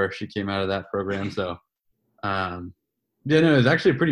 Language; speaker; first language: English; native; English